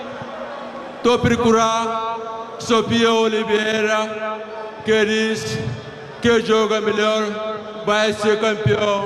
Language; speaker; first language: Portuguese; non-native, learner; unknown